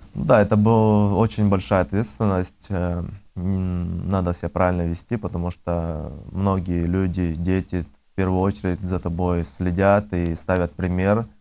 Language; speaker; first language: Russian; early bilingual, other home language; Azerbaijani